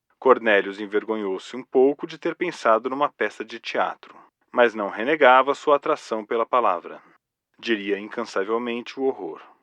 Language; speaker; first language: Portuguese; native; Portuguese